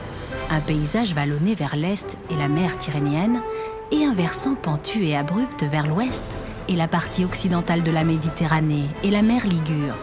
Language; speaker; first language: French; native; French